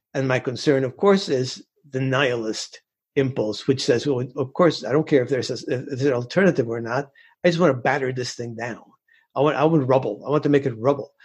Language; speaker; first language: English; early bilingual, other home language; Spanish